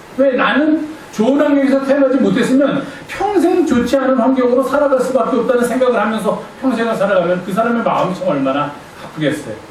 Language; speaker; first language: Korean; native; Korean